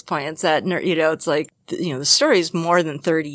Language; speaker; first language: English; native; English